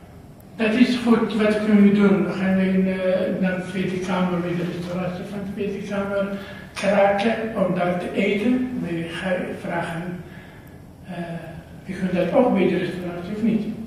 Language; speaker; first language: Dutch; non-native, learner; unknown